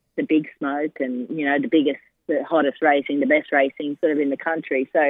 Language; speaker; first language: English; native; English